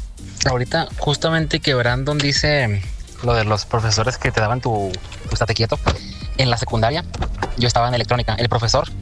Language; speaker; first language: Spanish; native; Spanish